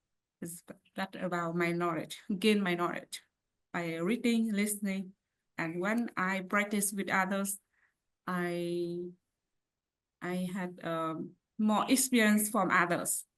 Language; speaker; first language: English; non-native, learner; Vietnamese